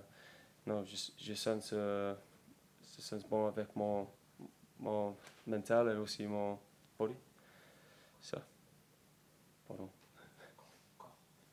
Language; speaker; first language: French; non-native, learner; English